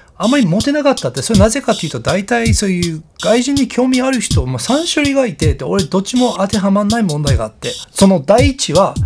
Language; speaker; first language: Japanese; non-native, fluent; English